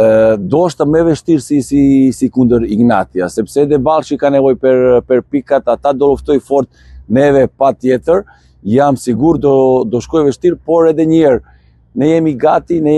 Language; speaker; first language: Albanian; non-native, learner; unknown